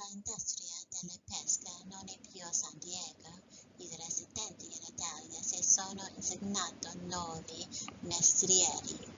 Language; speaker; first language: Italian; non-native, learner; English